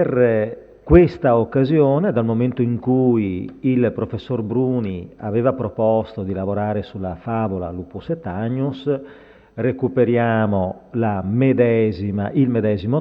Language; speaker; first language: Italian; native; Italian